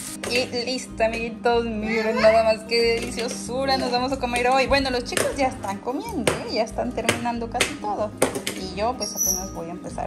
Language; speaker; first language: Spanish; native; Spanish